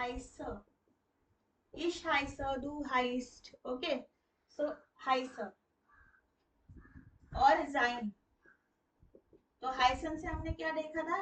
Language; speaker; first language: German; non-native, fluent; Hindi